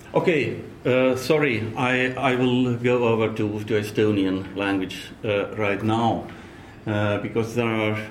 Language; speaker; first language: English; non-native, fluent; Estonian